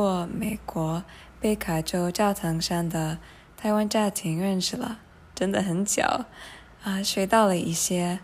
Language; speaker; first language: Chinese; non-native, fluent; English